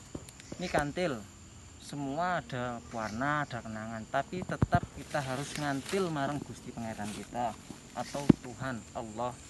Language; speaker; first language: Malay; non-native, local second language; Javanese